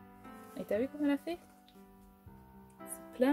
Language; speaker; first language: French; native; French